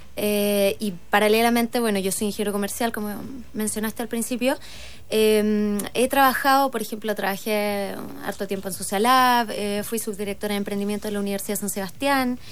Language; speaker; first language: Spanish; native; Spanish